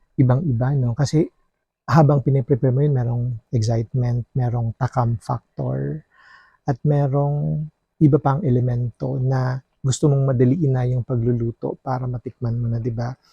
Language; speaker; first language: Filipino; non-native, local second language; Bikol